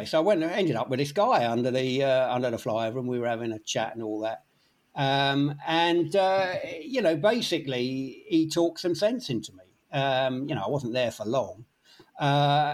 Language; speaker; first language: English; native; English